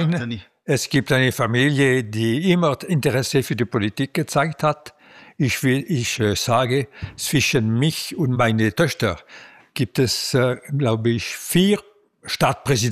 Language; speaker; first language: German; non-native, local second language; French